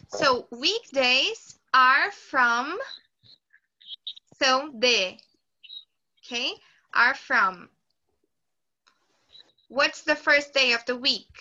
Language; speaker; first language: English; non-native, fluent; Portuguese